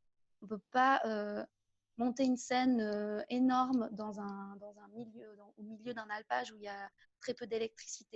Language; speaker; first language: French; native; French